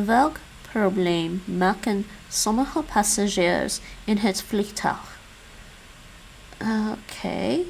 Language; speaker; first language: Dutch; non-native, learner; English